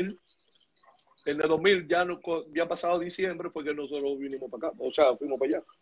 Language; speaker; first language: Spanish; native; Spanish